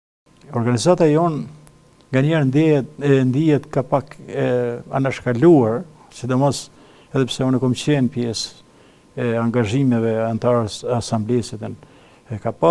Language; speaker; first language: Albanian; native; Albanian